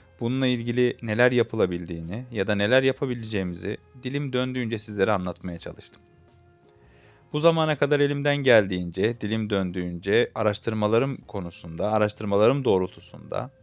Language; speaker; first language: Turkish; native; Turkish